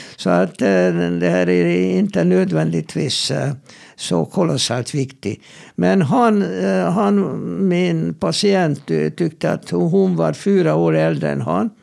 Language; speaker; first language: Swedish; non-native, fluent; Hungarian